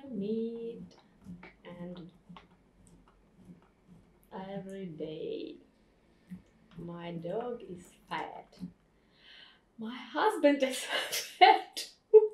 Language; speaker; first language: English; non-native, learner; Russian